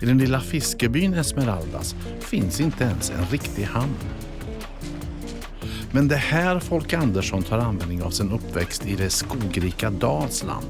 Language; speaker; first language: Swedish; native; Swedish